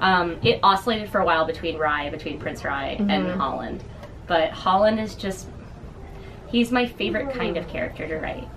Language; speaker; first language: English; native; English